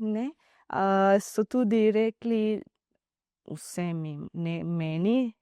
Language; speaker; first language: Slovenian; non-native, learner; Divehi